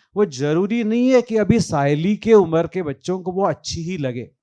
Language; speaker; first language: Hindi; non-native, local second language; Marathi